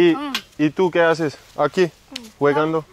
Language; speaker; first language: Spanish; non-native, learner; English